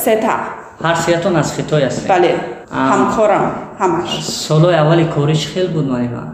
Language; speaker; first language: Tajik; non-native, learner; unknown